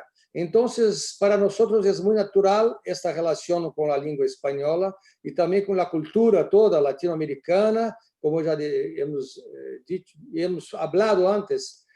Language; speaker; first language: Spanish; non-native, fluent; Portuguese